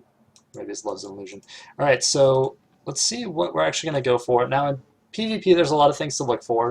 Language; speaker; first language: English; native; English